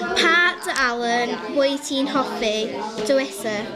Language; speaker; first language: Welsh; non-native, local second language; English